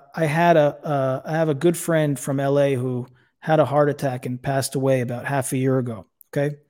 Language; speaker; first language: English; native; English